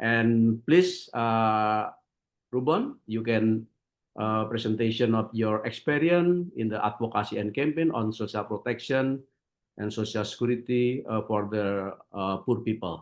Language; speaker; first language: English; non-native, learner; Indonesian